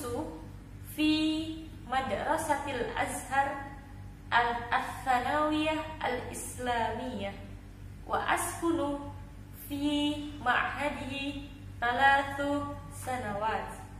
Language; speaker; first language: Arabic; non-native, learner; Indonesian